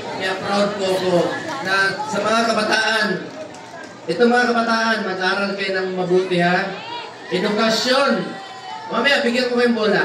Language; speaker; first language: Filipino; non-native, local second language; Cebuano